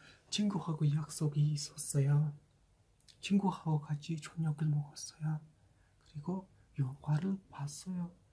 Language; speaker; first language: Korean; non-native, fluent; Kazakh